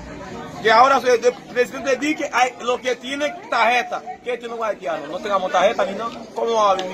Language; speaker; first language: Spanish; non-native, learner; Haitian Creole